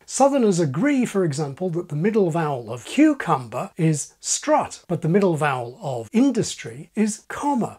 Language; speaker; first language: English; native; English